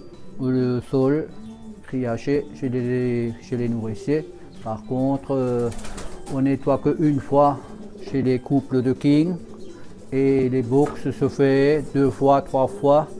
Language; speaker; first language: French; native; French